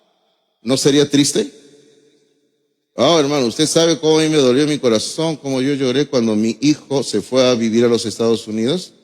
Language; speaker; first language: Spanish; native; Spanish